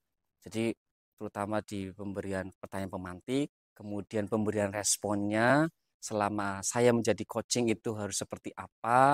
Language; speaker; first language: Indonesian; native; Indonesian